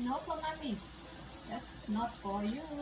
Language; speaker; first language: English; non-native, learner; Lao